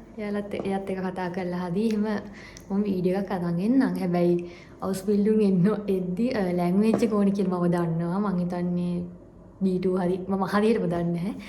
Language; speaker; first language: Sinhala; native; Sinhala